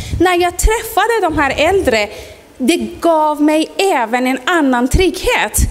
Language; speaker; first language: Swedish; non-native, fluent; Persian